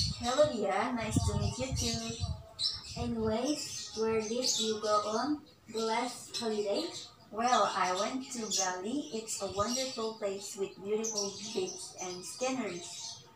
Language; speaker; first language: English; non-native, learner; Indonesian